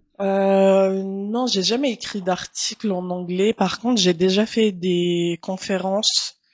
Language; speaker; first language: French; early bilingual, other home language; Arabic